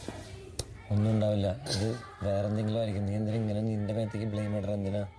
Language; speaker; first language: Malayalam; native; Malayalam